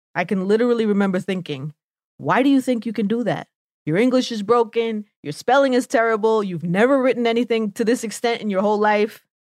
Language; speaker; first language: English; native; English